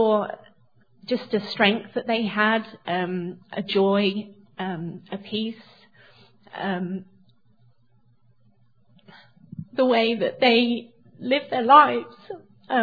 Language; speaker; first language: English; native; English